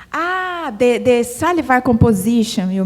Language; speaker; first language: English; non-native, fluent; Portuguese